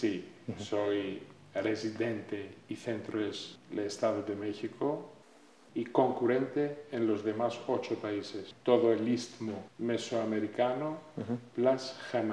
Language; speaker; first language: Spanish; non-native, fluent; Greek